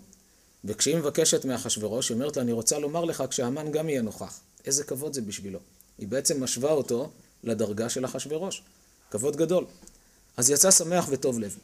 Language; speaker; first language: Hebrew; native; Hebrew